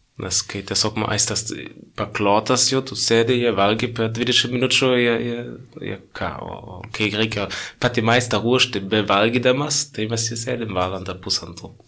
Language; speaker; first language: Lithuanian; non-native, fluent; German